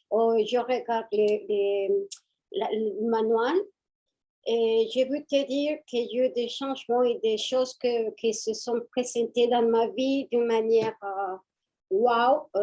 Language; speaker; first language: French; non-native, fluent; Spanish